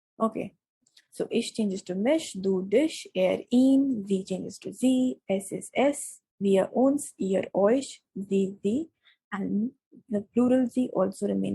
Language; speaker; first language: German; non-native, fluent; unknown